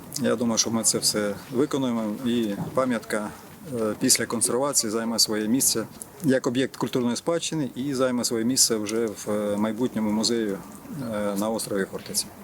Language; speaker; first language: Ukrainian; native; Ukrainian